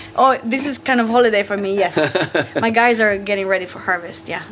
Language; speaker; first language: English; non-native, fluent; Italian